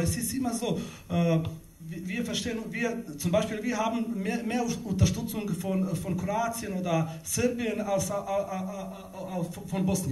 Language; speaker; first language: German; non-native, learner; Bosnian